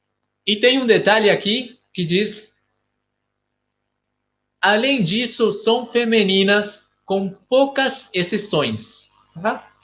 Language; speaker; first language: Portuguese; non-native, fluent; Spanish